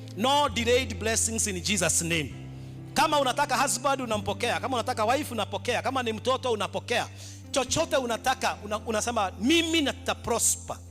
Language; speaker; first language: Swahili; non-native, local second language; Kikuyu